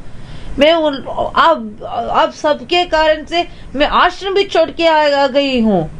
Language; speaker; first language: Hindi; non-native, local second language; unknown